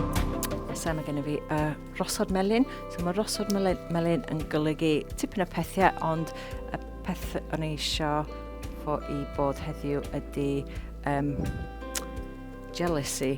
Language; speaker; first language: Welsh; non-native, local second language; English